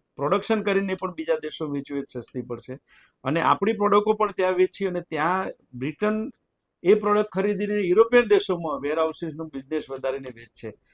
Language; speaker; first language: Gujarati; native; Gujarati